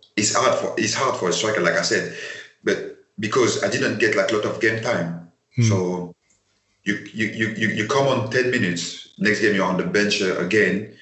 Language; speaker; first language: English; non-native, fluent; French